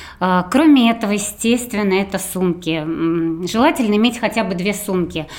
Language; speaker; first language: Russian; native; Russian